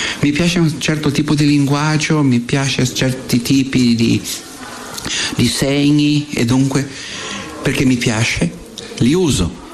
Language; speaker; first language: Italian; non-native, fluent; Portuguese